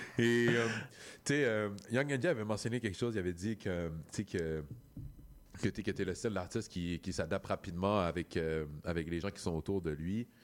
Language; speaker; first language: French; native; French